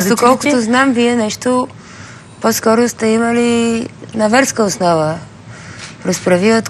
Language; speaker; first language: Bulgarian; native; Bulgarian